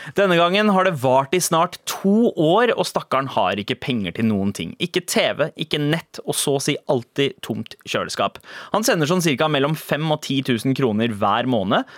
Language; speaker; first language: Norwegian; early bilingual, other home language; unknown